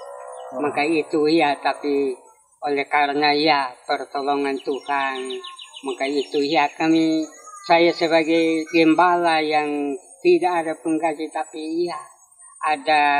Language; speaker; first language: Indonesian; non-native, local second language; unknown